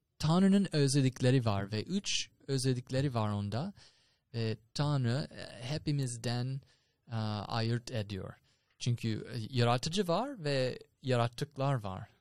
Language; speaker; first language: Turkish; non-native, fluent; English